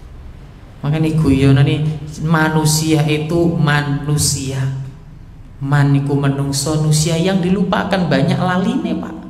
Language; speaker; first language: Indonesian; non-native, local second language; Javanese